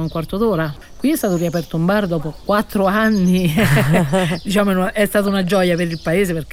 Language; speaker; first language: Italian; native; Italian